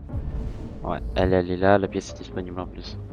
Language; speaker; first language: French; native; French